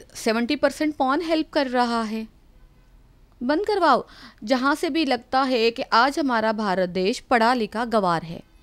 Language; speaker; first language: Hindi; non-native, local second language; Marathi